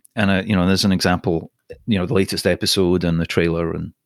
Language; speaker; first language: English; native; English